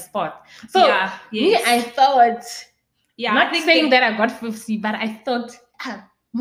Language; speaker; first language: English; non-native, local second language; Northern Sotho